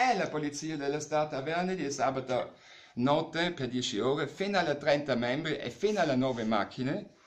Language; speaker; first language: Italian; non-native, learner; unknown